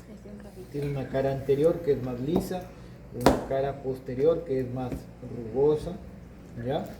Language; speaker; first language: Spanish; native; Spanish